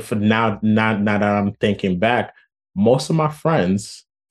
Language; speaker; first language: English; non-native, fluent; Haitian Creole